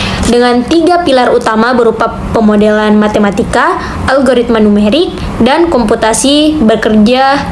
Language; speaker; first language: Indonesian; native; Indonesian